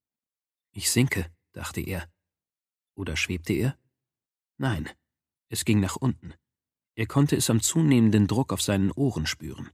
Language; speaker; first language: German; native; German